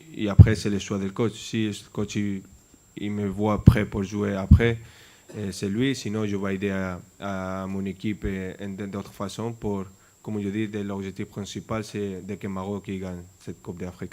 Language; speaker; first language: French; non-native, fluent; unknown